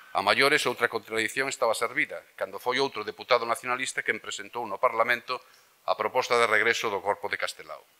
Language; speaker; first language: Galician; native; Galician